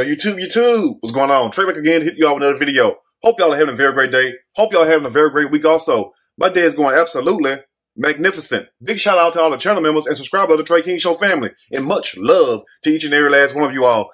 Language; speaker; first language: English; native; English